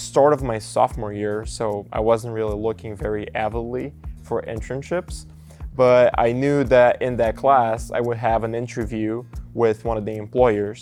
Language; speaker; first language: English; non-native, fluent; Portuguese